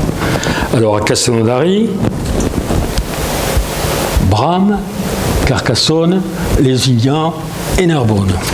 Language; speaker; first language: French; native; French